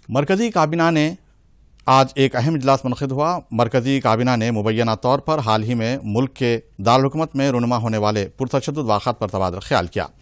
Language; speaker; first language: Urdu; native; Urdu